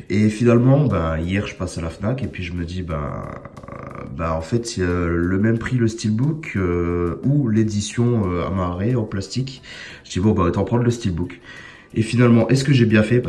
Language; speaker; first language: French; native; French